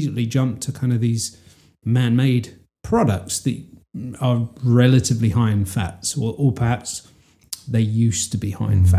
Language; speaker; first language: English; native; English